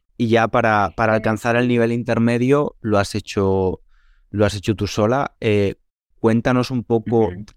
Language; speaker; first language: Spanish; native; Spanish